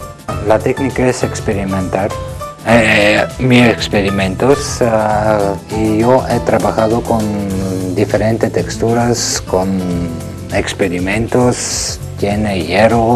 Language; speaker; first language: Spanish; non-native, learner; Bulgarian